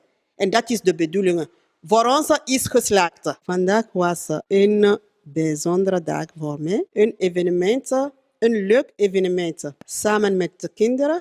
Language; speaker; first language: Dutch; non-native, fluent; French